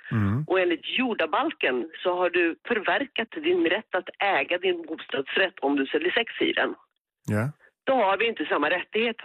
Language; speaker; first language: Swedish; native; Swedish